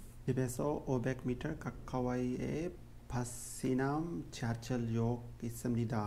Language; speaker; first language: Korean; non-native, learner; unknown